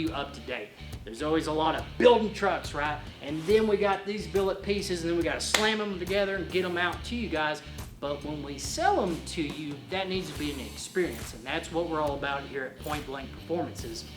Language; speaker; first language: English; native; English